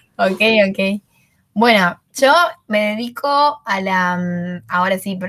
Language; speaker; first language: Spanish; native; Spanish